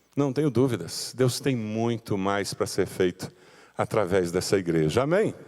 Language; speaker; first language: Portuguese; native; Portuguese